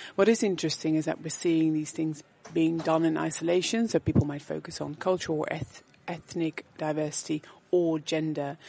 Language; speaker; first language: English; non-native, fluent; Dutch